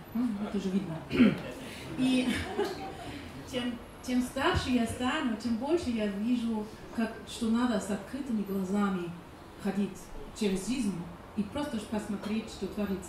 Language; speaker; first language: Russian; non-native, learner; German